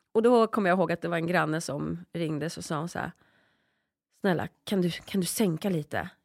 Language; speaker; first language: Swedish; early bilingual, other home language; Polish